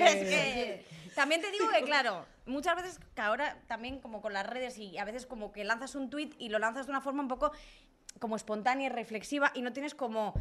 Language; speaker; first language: Spanish; native; Spanish